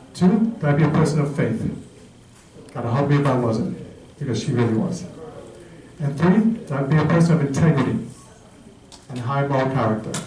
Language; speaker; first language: English; native; English